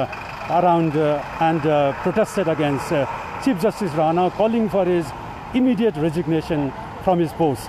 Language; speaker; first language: English; non-native, local second language; Nepali